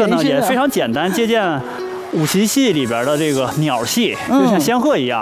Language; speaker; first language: Chinese; native; Chinese